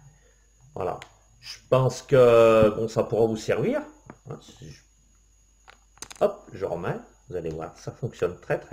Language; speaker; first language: French; native; French